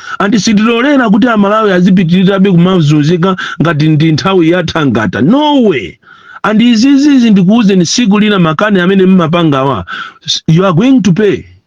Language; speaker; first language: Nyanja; non-native, local second language; Tumbuka